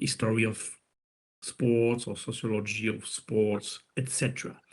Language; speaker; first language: English; non-native, fluent; French